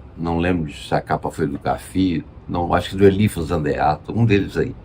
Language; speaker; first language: Portuguese; native; Portuguese